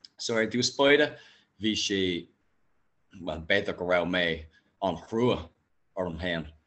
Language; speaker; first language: Irish; non-native, local second language; English